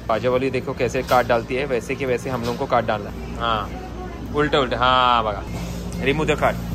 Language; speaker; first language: Hindi; non-native, local second language; Marathi